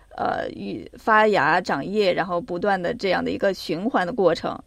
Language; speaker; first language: Chinese; native; Chinese